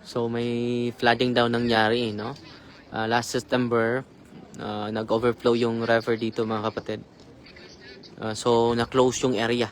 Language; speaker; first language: Filipino; native; Filipino